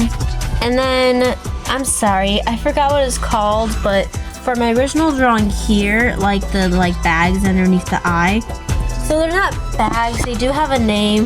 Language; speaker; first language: English; native; English